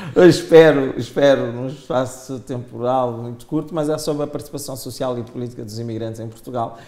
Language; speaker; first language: Portuguese; non-native, local second language; Kabuverdianu